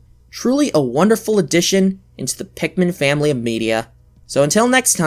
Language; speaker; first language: English; native; English